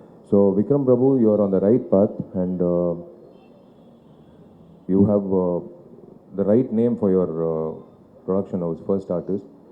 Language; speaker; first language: English; non-native, local second language; Tamil